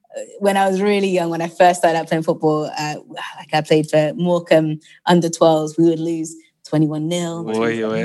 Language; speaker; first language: English; native; English